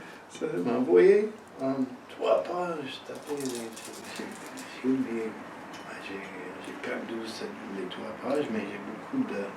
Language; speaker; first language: French; early bilingual, heritage; French